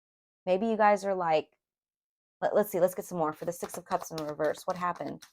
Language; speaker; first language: English; native; English